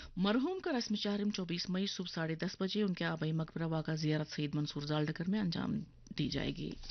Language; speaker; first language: Urdu; non-native, local second language; Kashmiri